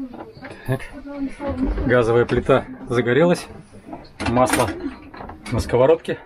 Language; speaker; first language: Russian; native; Russian